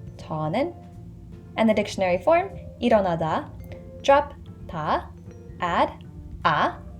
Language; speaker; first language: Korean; non-native, fluent; English